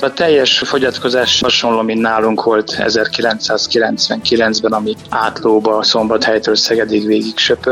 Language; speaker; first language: Hungarian; native; Hungarian